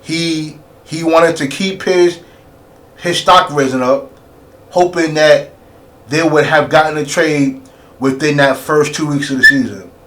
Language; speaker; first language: English; native; English